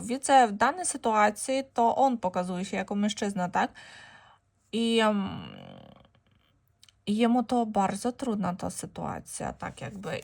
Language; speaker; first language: Polish; non-native, fluent; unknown